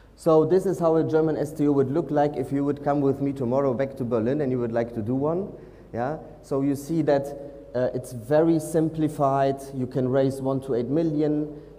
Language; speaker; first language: English; non-native, fluent; German